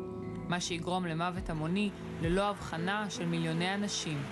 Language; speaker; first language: Hebrew; native; Hebrew